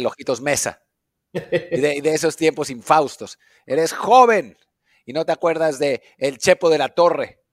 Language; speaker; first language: Spanish; native; Spanish